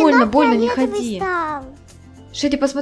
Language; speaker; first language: Russian; native; Russian